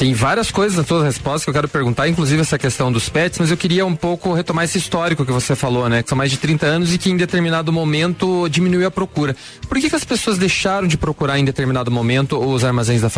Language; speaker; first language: Portuguese; native; Portuguese